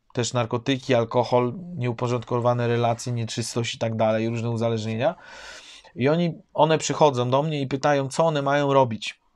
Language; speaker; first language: Polish; native; Polish